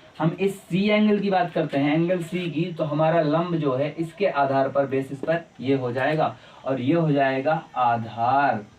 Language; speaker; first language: Hindi; native; Hindi